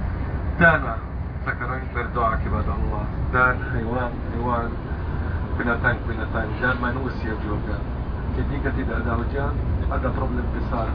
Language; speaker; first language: Indonesian; non-native, fluent; Arabic